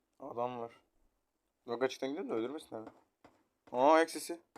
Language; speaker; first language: Turkish; native; Turkish